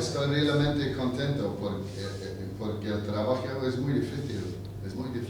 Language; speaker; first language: Spanish; non-native, fluent; English